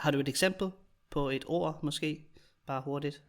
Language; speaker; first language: Danish; native; Danish